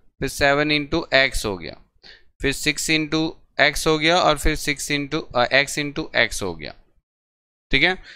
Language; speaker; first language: Hindi; non-native, local second language; Gujarati